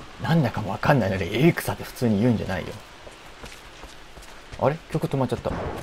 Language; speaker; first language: Japanese; native; Japanese